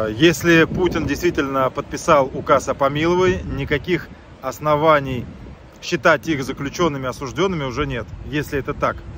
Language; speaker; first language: Russian; native; Russian